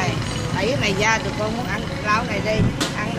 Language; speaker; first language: Vietnamese; native; Vietnamese